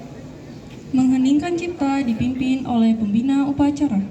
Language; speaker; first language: Indonesian; native; Indonesian